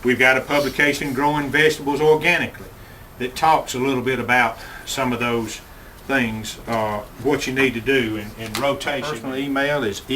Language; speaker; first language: English; native; English